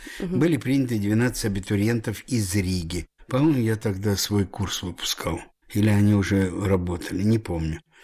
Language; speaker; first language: Russian; native; Russian